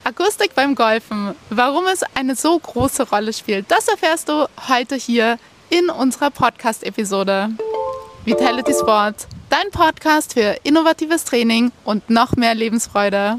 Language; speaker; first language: German; native; German